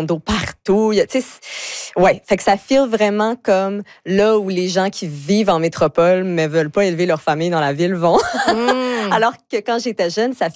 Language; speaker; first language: French; native; French